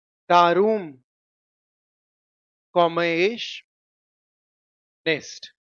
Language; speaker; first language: German; non-native, fluent; Hindi